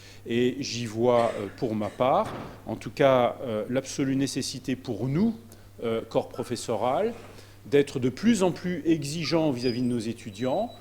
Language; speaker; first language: French; native; French